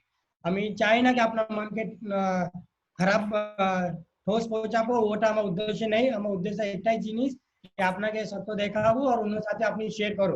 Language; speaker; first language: Bangla; non-native, learner; Hindi